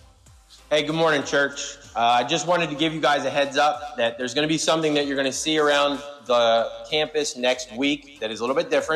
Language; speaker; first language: English; native; English